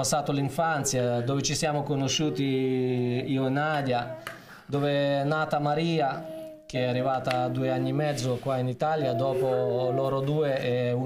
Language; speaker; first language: Italian; non-native, fluent; Ukrainian